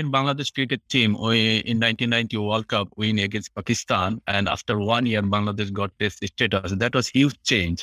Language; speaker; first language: English; non-native, local second language; Bangla